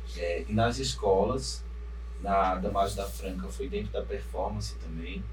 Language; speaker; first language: Portuguese; native; Portuguese